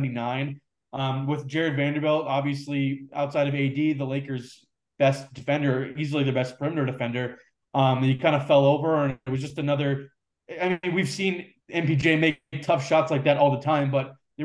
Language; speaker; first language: English; native; English